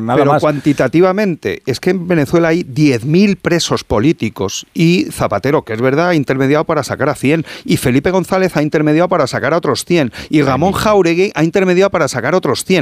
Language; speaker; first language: Spanish; native; Spanish